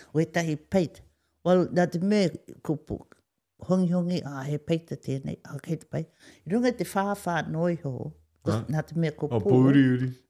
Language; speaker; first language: Māori; native; Māori